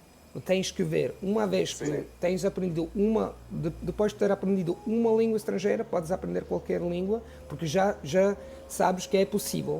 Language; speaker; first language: Portuguese; non-native, fluent; Italian